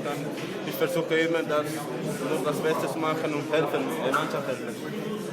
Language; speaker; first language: German; non-native, learner; Spanish